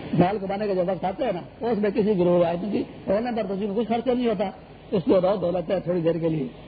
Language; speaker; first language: Urdu; non-native, local second language; Pashto